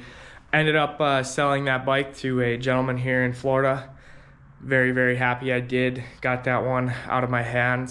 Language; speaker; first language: English; native; English